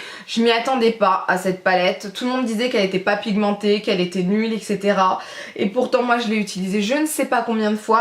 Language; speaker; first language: French; native; French